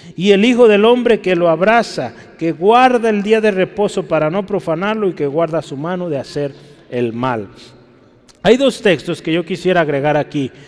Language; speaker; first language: Spanish; native; Spanish